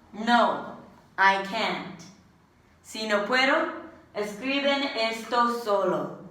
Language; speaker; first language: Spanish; non-native, learner; English